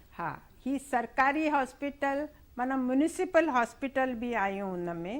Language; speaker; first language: Sindhi; non-native, local second language; Konkani